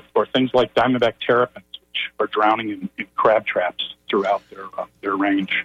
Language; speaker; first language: English; native; English